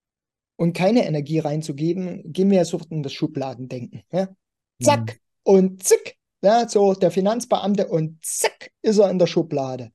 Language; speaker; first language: German; native; German